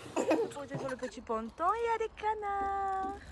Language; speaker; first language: French; native; French